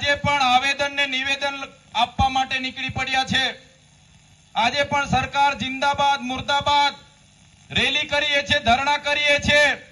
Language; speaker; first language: Gujarati; non-native, local second language; Vasavi